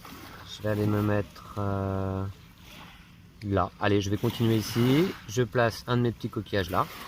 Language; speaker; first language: French; native; French